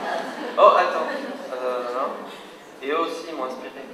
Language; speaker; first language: French; native; French